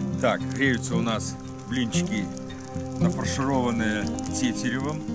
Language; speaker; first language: Russian; native; Russian